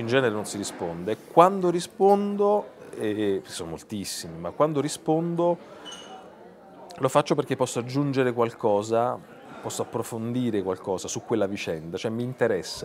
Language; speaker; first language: Italian; native; Italian